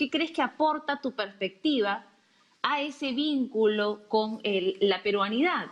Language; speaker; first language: Spanish; native; Spanish